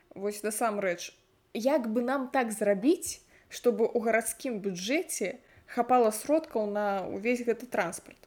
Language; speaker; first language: Belarusian; non-native, local second language; Russian